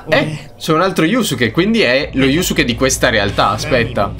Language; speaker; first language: Italian; native; Italian